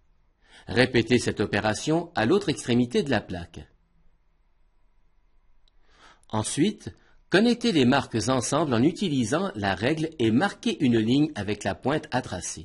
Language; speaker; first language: French; native; French